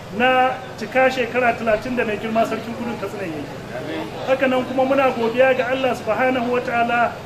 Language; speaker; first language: Hausa; native; Hausa